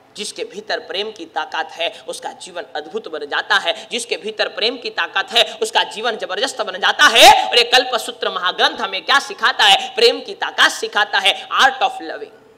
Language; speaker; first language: Hindi; non-native, local second language; Gujarati